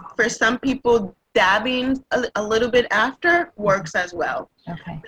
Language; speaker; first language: English; non-native, fluent; Spanish